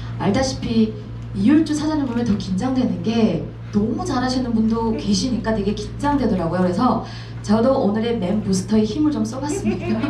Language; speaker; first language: Korean; native; Korean